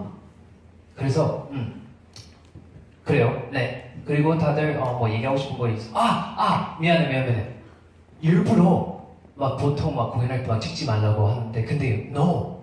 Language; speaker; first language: Korean; non-native, fluent; English